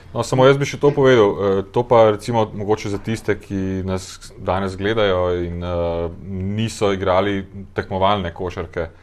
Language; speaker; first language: Slovenian; native; Slovenian